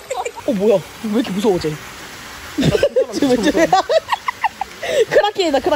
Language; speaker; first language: Korean; native; Korean